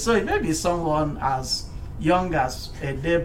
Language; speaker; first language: English; non-native, local second language; Igbo